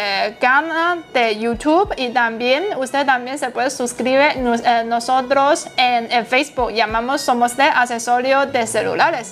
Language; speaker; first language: Spanish; non-native, learner; Chinese